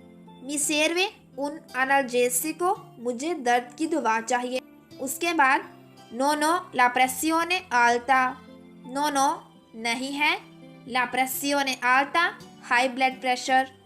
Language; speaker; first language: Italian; non-native, fluent; Urdu